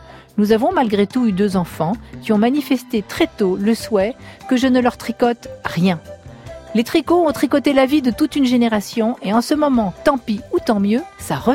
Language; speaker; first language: French; native; French